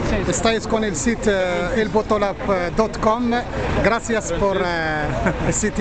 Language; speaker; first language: Spanish; non-native, learner; Arabic